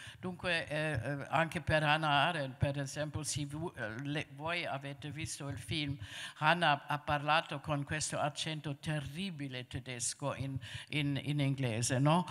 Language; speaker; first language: Italian; non-native, fluent; German